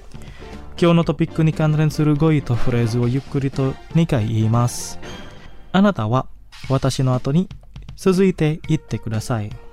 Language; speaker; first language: Japanese; non-native, fluent; Indonesian